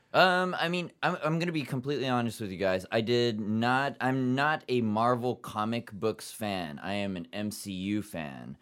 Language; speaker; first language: English; early bilingual, other home language; Japanese